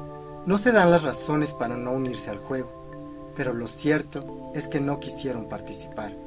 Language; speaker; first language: Spanish; native; Spanish